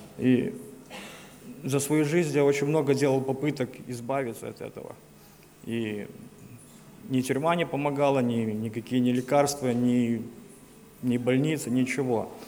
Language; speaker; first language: Russian; native; Russian